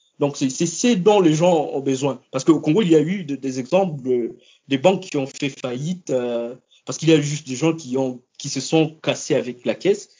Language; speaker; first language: French; non-native, local second language; Lingala